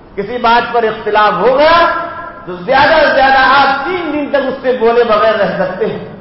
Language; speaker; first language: Urdu; native; Urdu